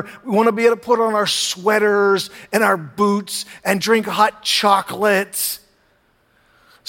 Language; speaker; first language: English; native; English